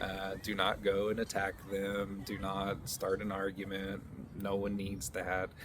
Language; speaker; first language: English; native; English